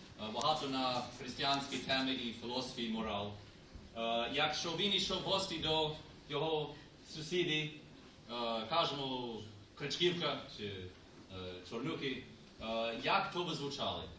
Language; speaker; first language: Ukrainian; non-native, learner; Polish